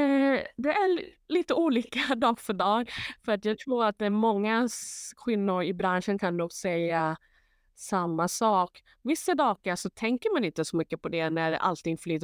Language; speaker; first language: Swedish; non-native, fluent; Thai